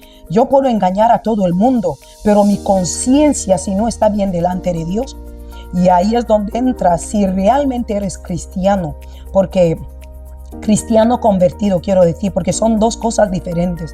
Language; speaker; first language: Spanish; non-native, local second language; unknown